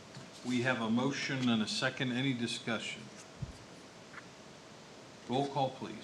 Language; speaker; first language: English; native; English